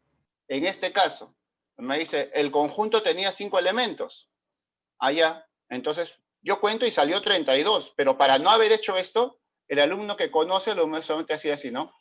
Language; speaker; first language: Spanish; native; Spanish